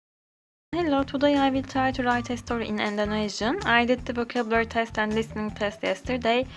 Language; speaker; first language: English; non-native, learner; Turkish